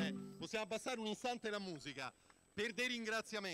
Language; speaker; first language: Italian; native; Italian